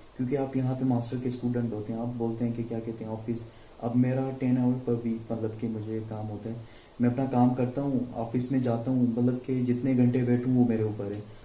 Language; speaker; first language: Urdu; non-native, local second language; Sindhi